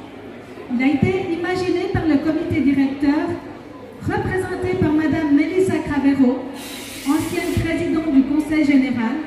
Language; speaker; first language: French; native; French